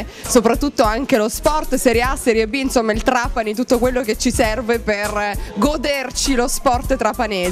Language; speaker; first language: Italian; native; Italian